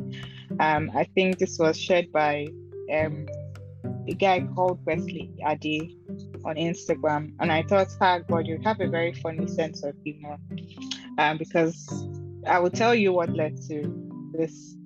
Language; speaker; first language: English; non-native, local second language; Igbo